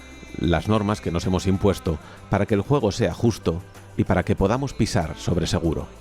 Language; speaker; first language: Spanish; native; Spanish